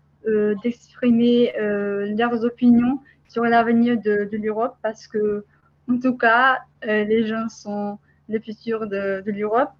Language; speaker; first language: French; non-native, fluent; Albanian